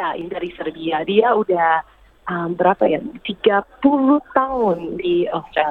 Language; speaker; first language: Indonesian; early bilingual, heritage; English